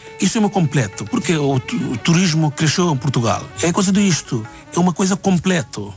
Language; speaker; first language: Portuguese; non-native, learner; Bangla